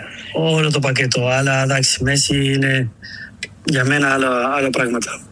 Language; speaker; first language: Greek; non-native, learner; Spanish